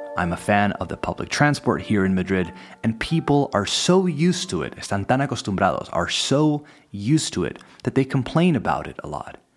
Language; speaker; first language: English; native; English